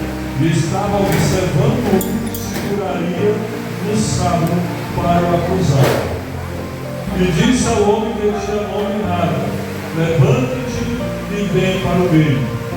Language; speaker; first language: Portuguese; native; Portuguese